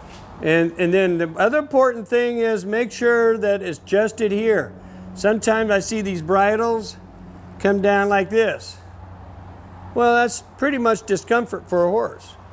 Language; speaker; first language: English; native; English